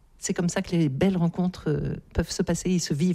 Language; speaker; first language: French; native; French